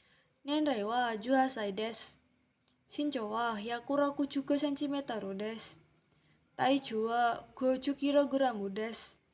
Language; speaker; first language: Japanese; non-native, learner; Indonesian